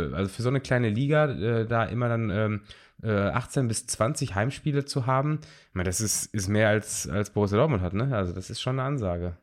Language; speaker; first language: German; native; German